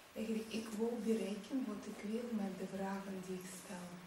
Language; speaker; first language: Dutch; non-native, learner; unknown